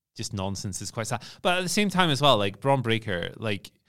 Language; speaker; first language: English; native; English